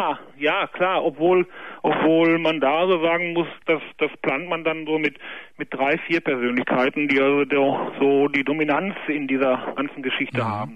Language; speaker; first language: German; native; German